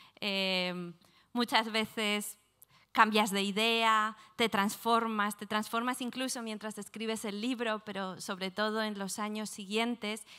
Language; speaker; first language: Spanish; native; Spanish